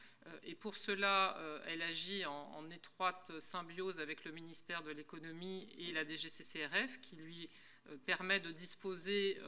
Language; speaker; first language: French; native; French